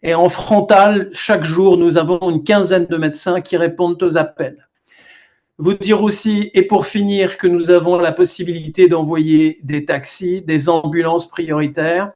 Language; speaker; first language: French; native; French